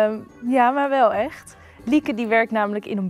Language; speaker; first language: Dutch; native; Dutch